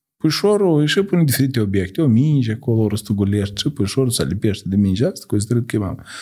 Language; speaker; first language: Romanian; native; Romanian